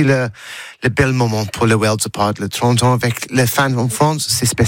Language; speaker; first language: French; non-native, learner; English